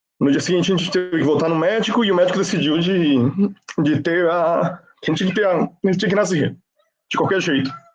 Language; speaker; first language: Portuguese; non-native, fluent; Spanish